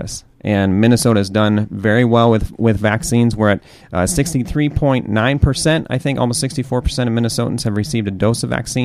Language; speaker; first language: English; native; English